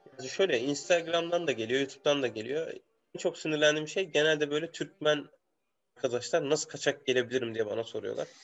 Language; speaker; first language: Turkish; native; Turkish